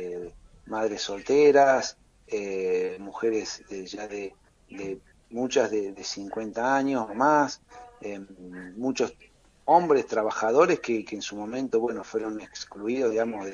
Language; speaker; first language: Spanish; native; Spanish